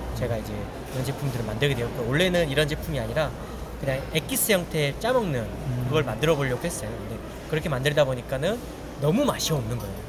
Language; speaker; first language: Korean; native; Korean